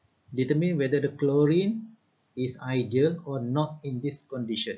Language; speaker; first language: English; non-native, local second language; Malay